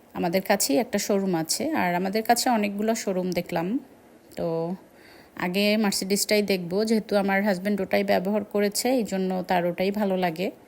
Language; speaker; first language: Bangla; native; Bangla